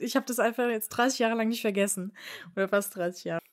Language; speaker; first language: German; native; German